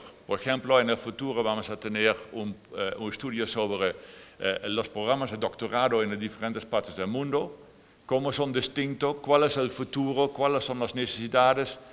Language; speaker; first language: Spanish; non-native, fluent; Dutch